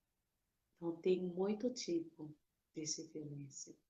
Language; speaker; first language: Portuguese; non-native, fluent; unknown